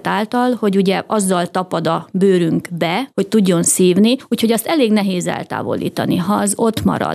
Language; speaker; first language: Hungarian; native; Hungarian